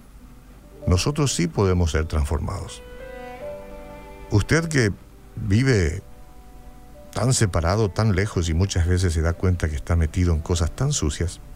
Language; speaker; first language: Spanish; native; Spanish